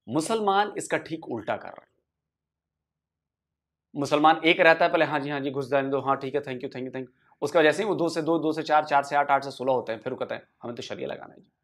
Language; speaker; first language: Hindi; native; Hindi